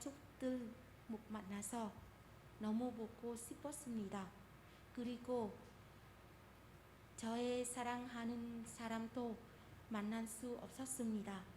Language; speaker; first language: Korean; non-native, fluent; Vietnamese